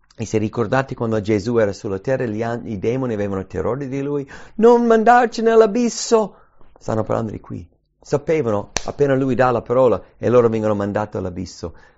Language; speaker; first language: Italian; early bilingual, heritage; English